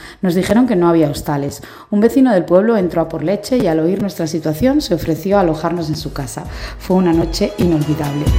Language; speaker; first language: Spanish; native; Spanish